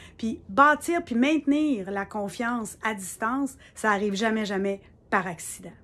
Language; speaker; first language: French; native; French